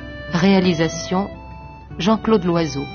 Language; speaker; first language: French; native; French